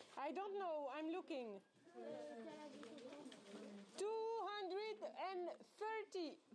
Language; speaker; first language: English; non-native, fluent; French